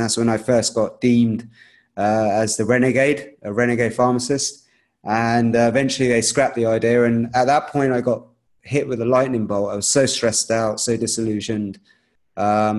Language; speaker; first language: English; native; English